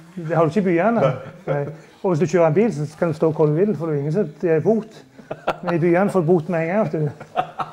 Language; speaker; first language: Norwegian; native; Norwegian